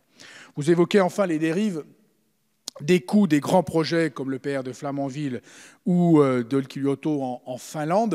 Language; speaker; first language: French; native; French